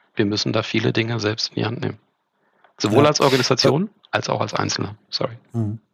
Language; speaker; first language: German; native; German